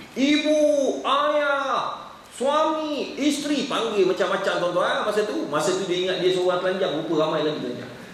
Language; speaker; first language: Malay; native; Malay